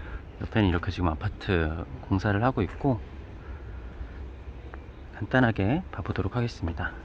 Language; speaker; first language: Korean; native; Korean